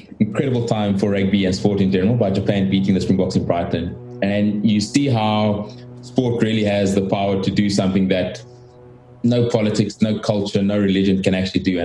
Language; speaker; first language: English; native; English